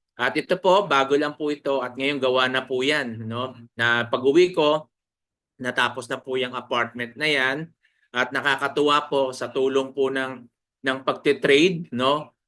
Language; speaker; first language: Filipino; native; Filipino